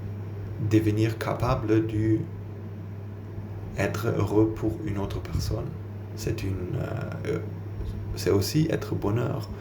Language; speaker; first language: French; non-native, learner; German